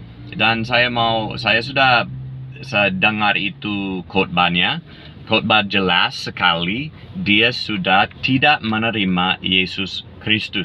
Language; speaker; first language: Indonesian; non-native, fluent; English